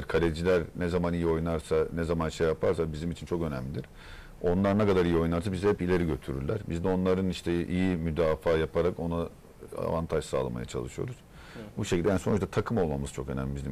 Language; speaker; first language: Turkish; native; Turkish